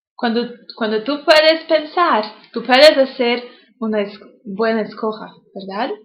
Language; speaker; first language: Spanish; non-native, learner; English